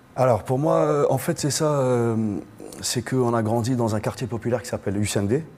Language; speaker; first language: French; non-native, local second language; Arabic